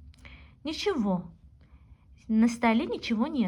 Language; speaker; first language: Russian; non-native, local second language; Azerbaijani